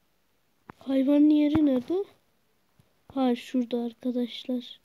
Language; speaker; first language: Turkish; native; Turkish